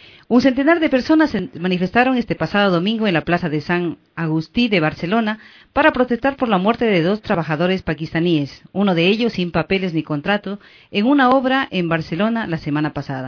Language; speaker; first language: Spanish; native; Spanish